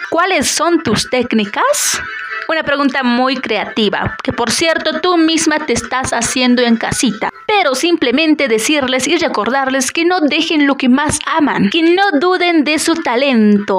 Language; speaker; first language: Spanish; native; Spanish